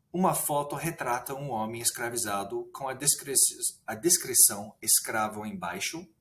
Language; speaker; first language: Portuguese; non-native, fluent; English